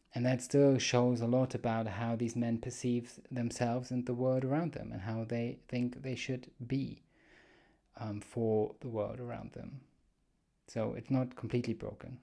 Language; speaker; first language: English; non-native, fluent; German